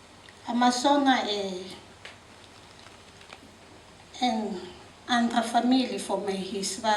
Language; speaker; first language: Swedish; non-native, fluent; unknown